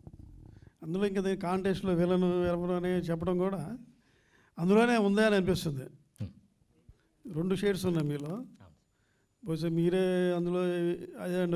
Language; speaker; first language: Telugu; native; Telugu